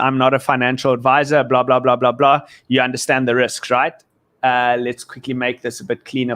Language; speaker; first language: English; native; English